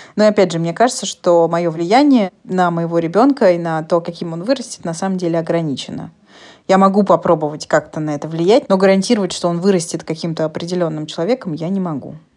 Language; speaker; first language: Russian; native; Russian